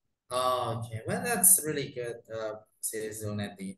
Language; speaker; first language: English; non-native, fluent; Indonesian